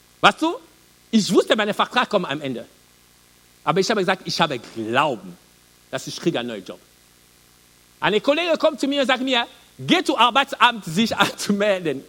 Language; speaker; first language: German; non-native, learner; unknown